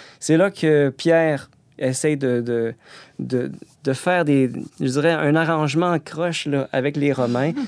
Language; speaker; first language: French; native; French